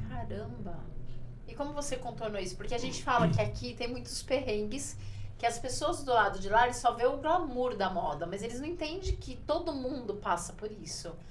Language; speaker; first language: Portuguese; native; Portuguese